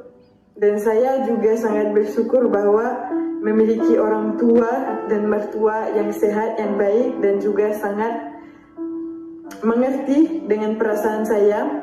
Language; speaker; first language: Indonesian; non-native, fluent; French